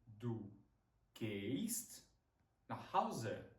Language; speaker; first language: German; non-native, fluent; Ukrainian